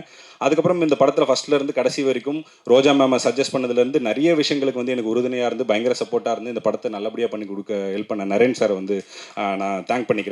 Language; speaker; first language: Tamil; native; Tamil